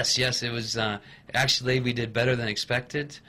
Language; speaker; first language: English; native; English